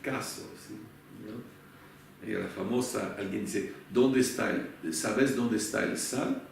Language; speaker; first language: Spanish; non-native, fluent; French